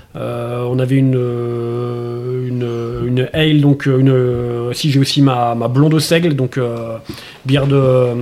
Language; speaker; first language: French; native; French